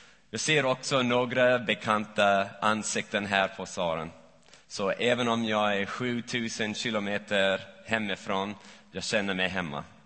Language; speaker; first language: Swedish; non-native, learner; English